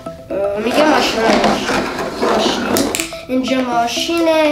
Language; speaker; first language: Persian; early bilingual, heritage; Persian